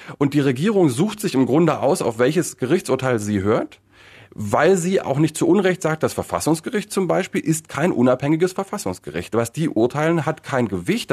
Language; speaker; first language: German; native; German